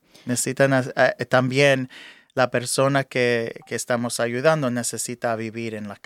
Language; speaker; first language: Spanish; early bilingual, heritage; English